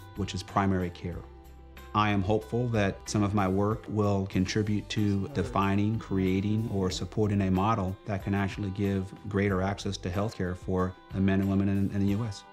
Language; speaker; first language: English; native; English